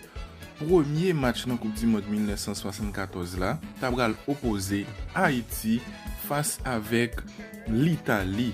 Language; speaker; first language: French; non-native, learner; Haitian Creole